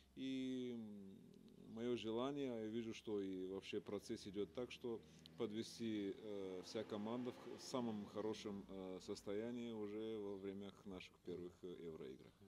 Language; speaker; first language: Russian; non-native, fluent; Bulgarian